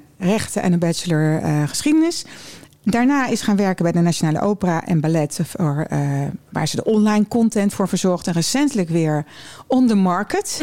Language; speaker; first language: Dutch; early bilingual, other home language; German